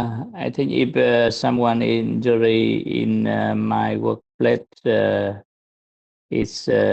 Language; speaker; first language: English; non-native, learner; Vietnamese